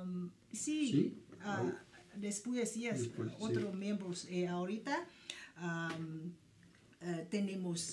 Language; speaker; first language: Spanish; non-native, fluent; Vietnamese